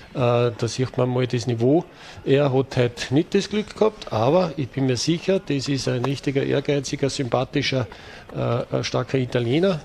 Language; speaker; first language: German; native; German